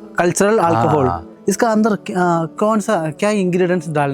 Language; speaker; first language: Hindi; non-native, local second language; Malayalam